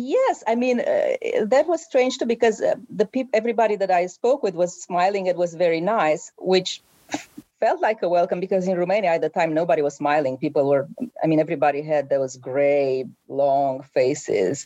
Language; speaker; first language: English; non-native, fluent; Romanian